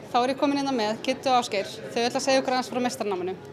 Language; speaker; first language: Icelandic; native; Icelandic